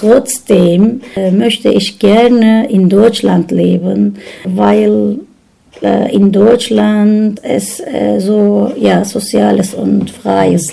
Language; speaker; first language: German; non-native, learner; Turkish